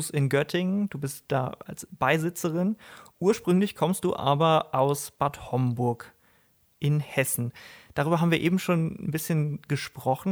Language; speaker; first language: German; native; German